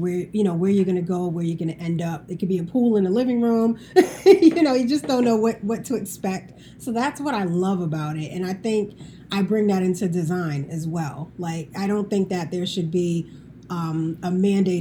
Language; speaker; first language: English; native; English